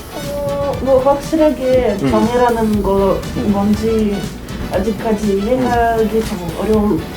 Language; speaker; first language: Korean; non-native, fluent; Russian